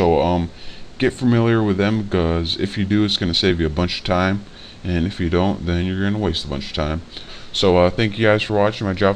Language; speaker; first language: English; native; English